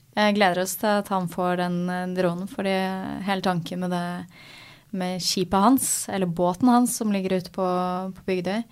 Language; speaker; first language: Norwegian; native; Norwegian